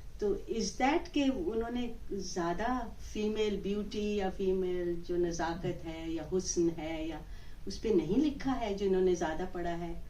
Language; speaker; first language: Urdu; native; Urdu